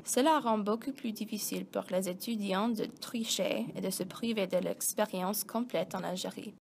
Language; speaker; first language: French; non-native, learner; English